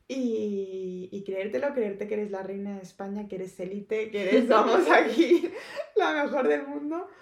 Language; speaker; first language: Spanish; native; Spanish